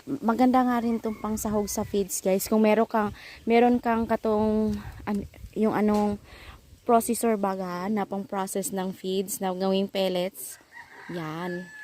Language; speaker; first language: Filipino; non-native, local second language; Cebuano